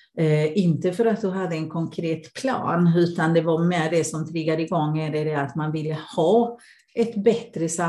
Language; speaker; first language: Swedish; non-native, fluent; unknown